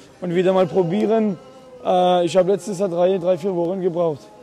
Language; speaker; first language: German; non-native, local second language; French